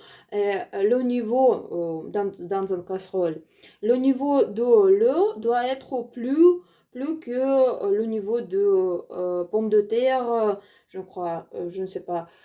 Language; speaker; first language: French; non-native, learner; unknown